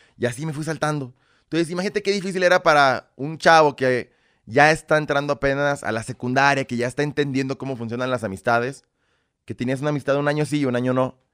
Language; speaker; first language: Spanish; early bilingual, other home language; Russian